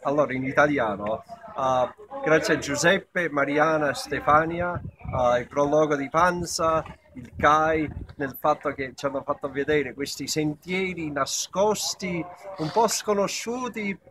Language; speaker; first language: Italian; non-native, fluent; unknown